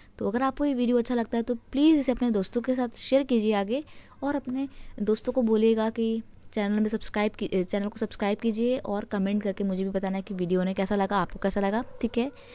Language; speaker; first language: Hindi; native; Hindi